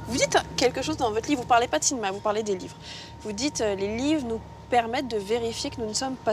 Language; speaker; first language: French; native; French